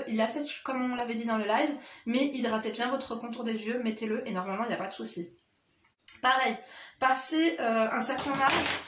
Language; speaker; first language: French; native; French